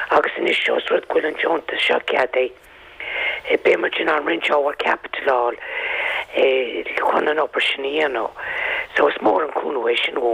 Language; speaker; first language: Irish; native; Irish